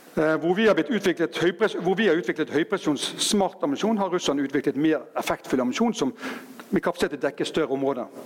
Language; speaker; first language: Norwegian; native; Norwegian